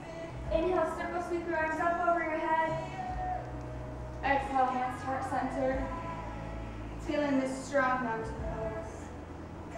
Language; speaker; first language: English; native; English